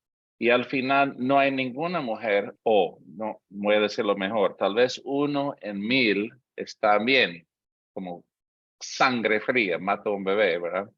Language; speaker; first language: Spanish; non-native, fluent; English